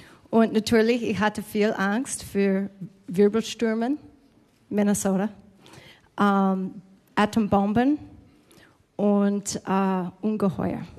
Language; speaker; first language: German; non-native, learner; English